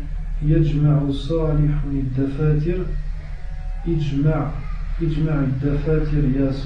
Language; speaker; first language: Arabic; non-native, learner; French